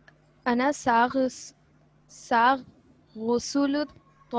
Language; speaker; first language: Arabic; non-native, learner; Urdu